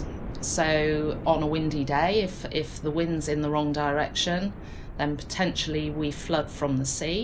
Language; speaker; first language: English; native; English